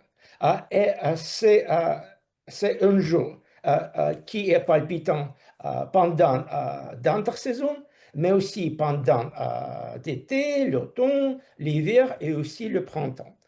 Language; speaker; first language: French; non-native, fluent; Russian